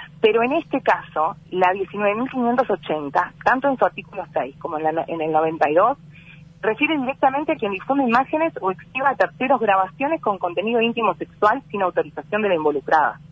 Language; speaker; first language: Spanish; native; Spanish